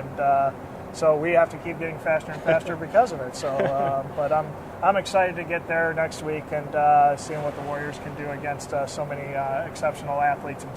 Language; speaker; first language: English; native; English